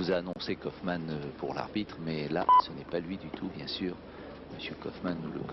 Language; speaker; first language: French; native; French